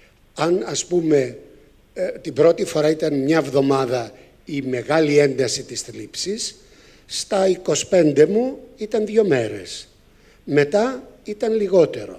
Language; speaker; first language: Greek; native; Greek